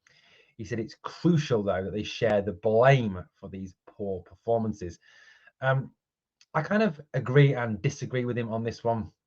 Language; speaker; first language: English; native; English